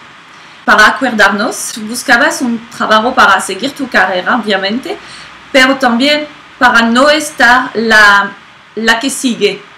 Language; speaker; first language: Spanish; non-native, fluent; French